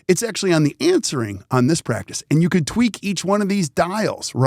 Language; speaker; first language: English; native; English